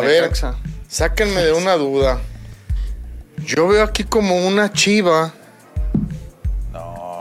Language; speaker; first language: Spanish; native; Spanish